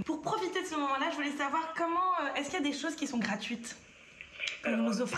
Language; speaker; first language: French; native; French